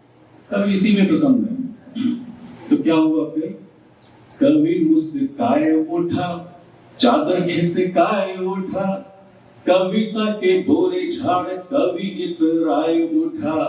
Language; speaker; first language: Hindi; native; Hindi